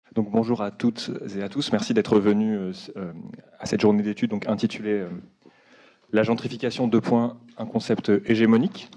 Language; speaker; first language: French; native; French